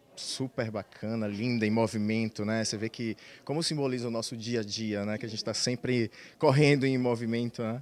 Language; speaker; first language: Portuguese; native; Portuguese